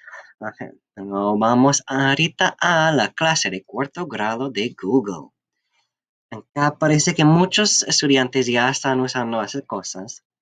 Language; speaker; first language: Spanish; non-native, fluent; English